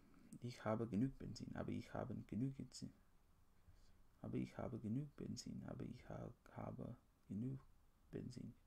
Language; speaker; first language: German; non-native, learner; English